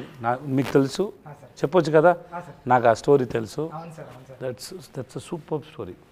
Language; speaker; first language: Telugu; non-native, learner; Tamil